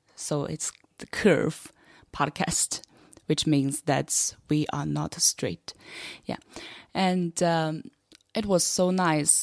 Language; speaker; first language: English; non-native, fluent; Chinese